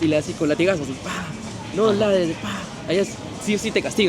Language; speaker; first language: Spanish; native; Spanish